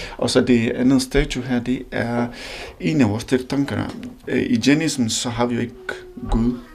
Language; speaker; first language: Danish; non-native, fluent; Hindi